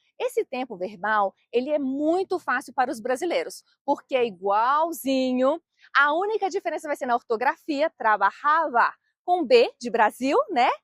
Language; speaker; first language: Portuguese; native; Portuguese